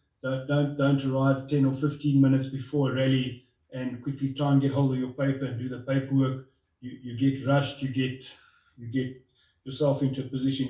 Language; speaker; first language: English; non-native, local second language; Afrikaans